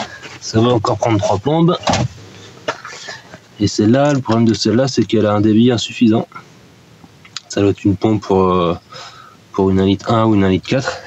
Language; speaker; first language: French; native; French